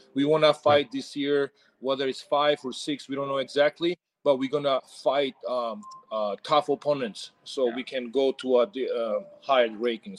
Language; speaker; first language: English; non-native, fluent; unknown